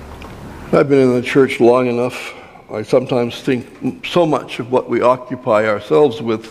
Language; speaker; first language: English; native; English